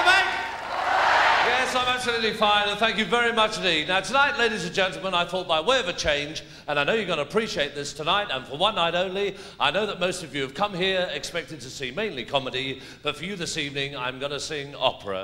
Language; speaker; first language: English; native; English